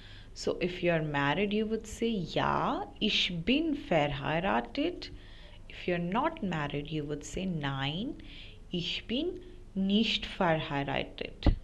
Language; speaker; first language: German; non-native, fluent; Hindi